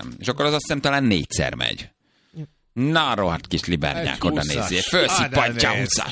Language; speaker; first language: Hungarian; native; Hungarian